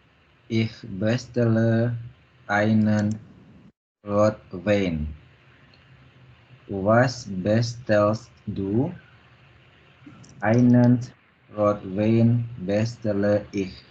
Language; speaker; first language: German; non-native, learner; Indonesian